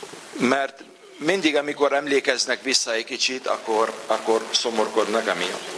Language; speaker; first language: Hungarian; non-native, fluent; Arabic